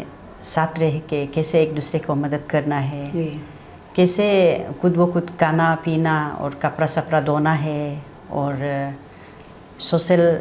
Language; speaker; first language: Hindi; non-native, local second language; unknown